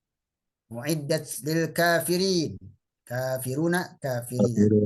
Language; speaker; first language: Arabic; non-native, fluent; Indonesian